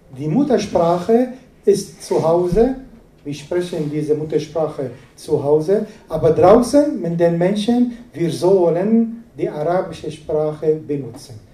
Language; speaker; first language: German; non-native, fluent; Arabic